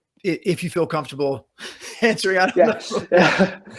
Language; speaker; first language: English; native; English